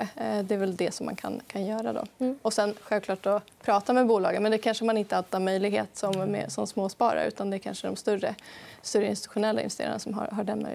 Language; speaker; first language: Swedish; native; Swedish